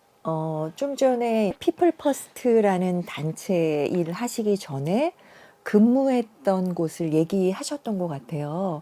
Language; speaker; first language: Korean; native; Korean